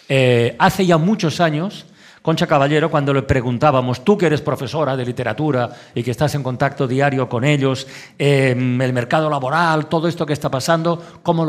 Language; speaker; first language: Spanish; native; Spanish